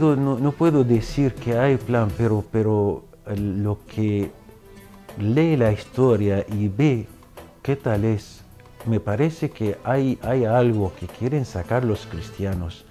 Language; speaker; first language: Spanish; non-native, fluent; Arabic